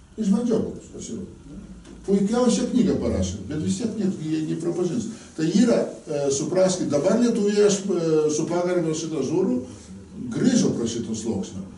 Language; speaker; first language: Lithuanian; non-native, local second language; Polish